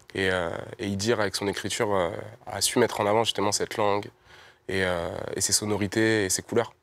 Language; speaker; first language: French; native; French